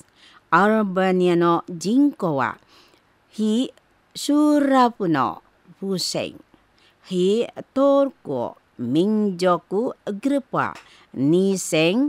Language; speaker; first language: Japanese; non-native, learner; Indonesian